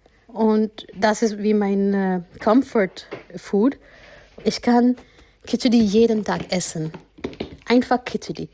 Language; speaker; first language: German; non-native, learner; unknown